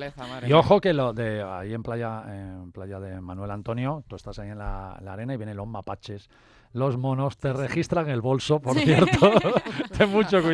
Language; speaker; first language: Spanish; native; Spanish